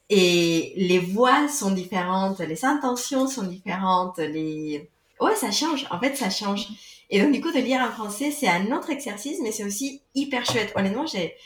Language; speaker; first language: French; non-native, fluent; Spanish